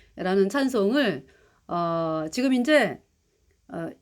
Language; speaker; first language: Korean; native; Korean